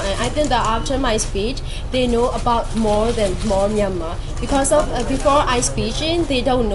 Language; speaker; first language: English; non-native, fluent; Burmese